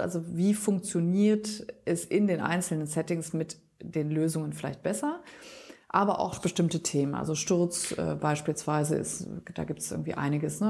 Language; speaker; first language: German; native; German